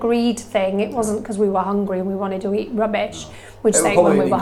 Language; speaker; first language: English; native; English